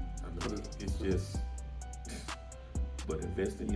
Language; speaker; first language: English; native; English